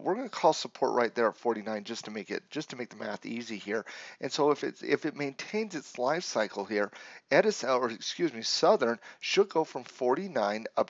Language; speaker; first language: English; native; English